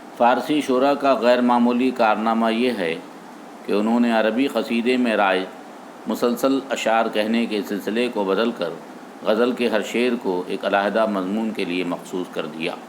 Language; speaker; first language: Urdu; native; Urdu